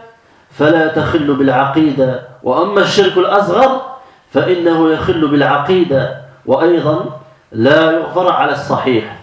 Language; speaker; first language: Arabic; non-native, fluent; French